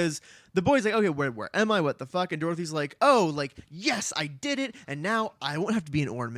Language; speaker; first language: English; native; English